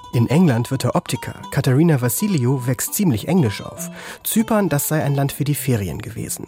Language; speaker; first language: German; native; German